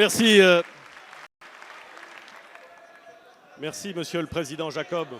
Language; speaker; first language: French; native; French